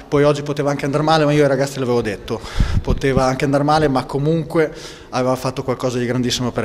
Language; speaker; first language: Italian; native; Italian